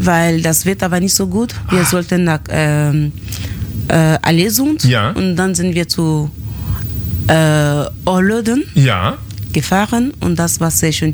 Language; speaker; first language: German; non-native, fluent; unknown